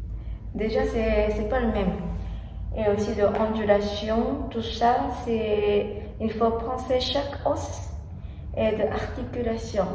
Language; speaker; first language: French; non-native, learner; Japanese